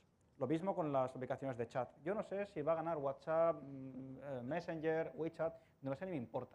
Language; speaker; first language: Spanish; native; Spanish